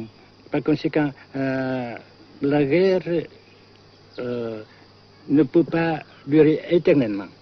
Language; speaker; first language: French; non-native, fluent; Vietnamese